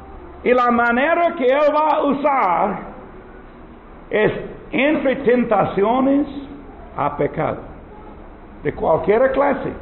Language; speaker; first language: Spanish; non-native, learner; English